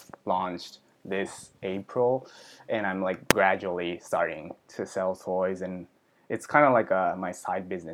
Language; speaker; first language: English; early bilingual, other home language; Japanese